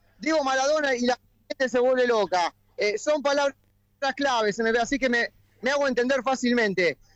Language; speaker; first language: Spanish; native; Spanish